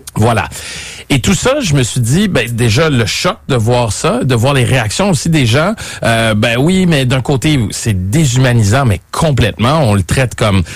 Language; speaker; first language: French; native; French